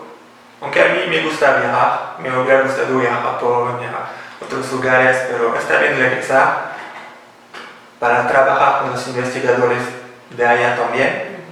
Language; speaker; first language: Spanish; non-native, fluent; French